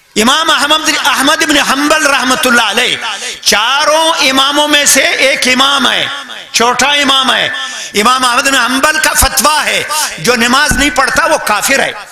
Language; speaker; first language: Urdu; non-native, local second language; Brahui